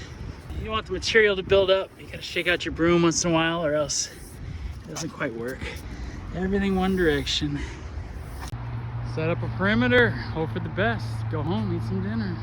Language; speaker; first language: English; native; English